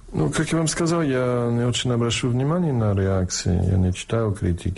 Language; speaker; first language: Russian; non-native, fluent; English